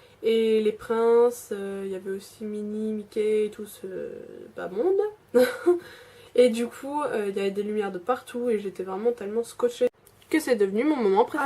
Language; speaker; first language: French; native; French